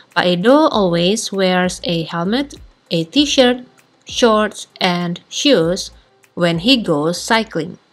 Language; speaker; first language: English; non-native, fluent; Indonesian